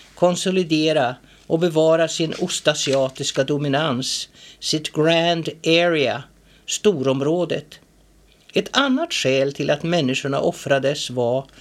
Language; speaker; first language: Swedish; native; Swedish